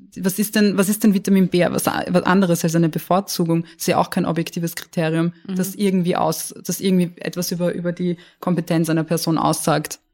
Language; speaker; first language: German; native; German